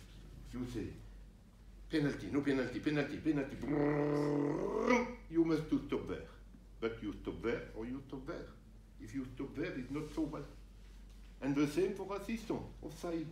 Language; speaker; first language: English; non-native, learner; French